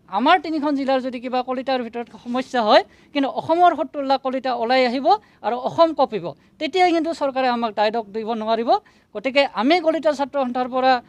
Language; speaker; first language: Assamese; native; Assamese